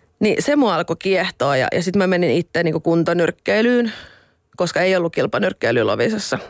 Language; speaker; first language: Finnish; non-native, local second language; Swedish